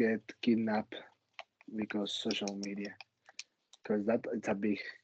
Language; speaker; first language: English; non-native, learner; Spanish